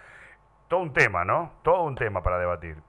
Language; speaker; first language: Spanish; native; Spanish